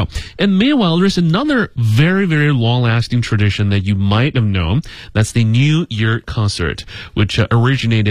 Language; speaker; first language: English; native; English